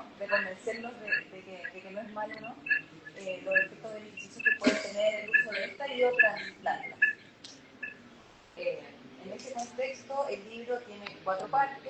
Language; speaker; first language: Spanish; native; Spanish